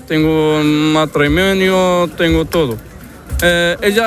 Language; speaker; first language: Spanish; non-native, learner; Arabic